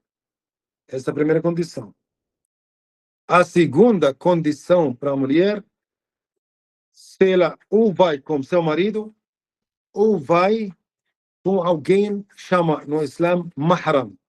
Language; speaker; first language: Portuguese; non-native, fluent; Arabic